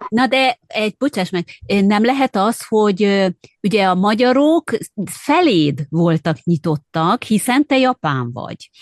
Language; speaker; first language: Hungarian; native; Hungarian